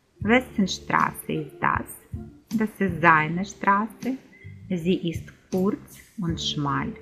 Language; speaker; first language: German; non-native, fluent; Ukrainian